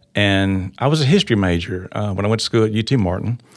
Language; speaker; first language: English; native; English